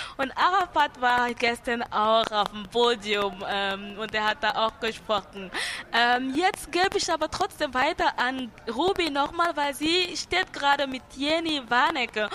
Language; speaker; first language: German; non-native, fluent; French